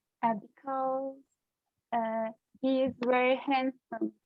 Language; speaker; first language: English; non-native, learner; Turkish